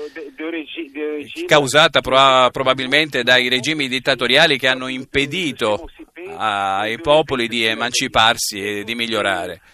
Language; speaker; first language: Italian; non-native, fluent; Arabic